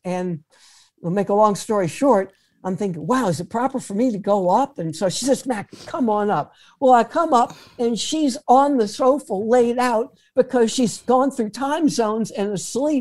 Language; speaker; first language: English; native; English